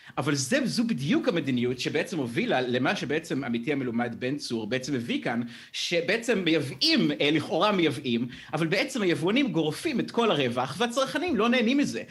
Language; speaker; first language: Hebrew; native; Hebrew